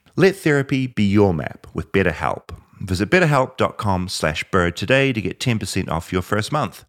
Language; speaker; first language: English; native; English